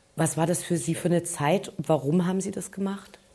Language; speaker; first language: German; native; German